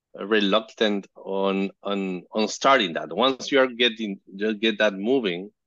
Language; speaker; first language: English; non-native, fluent; Spanish